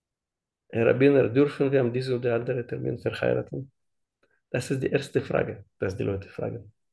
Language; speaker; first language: German; non-native, learner; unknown